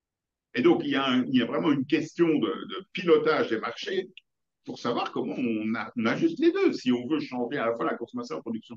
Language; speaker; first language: French; native; French